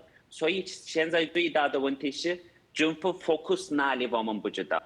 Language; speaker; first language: Chinese; non-native, fluent; Turkish